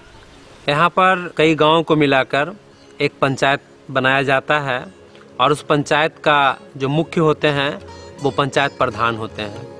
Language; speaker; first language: Hindi; non-native, local second language; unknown